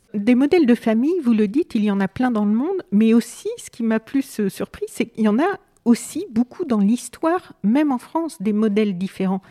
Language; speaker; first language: French; native; French